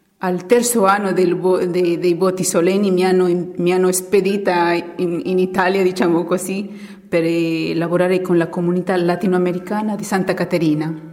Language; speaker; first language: Italian; non-native, fluent; Spanish